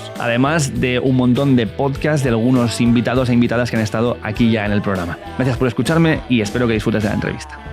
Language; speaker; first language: Spanish; native; Spanish